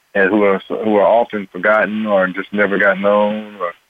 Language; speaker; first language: English; native; English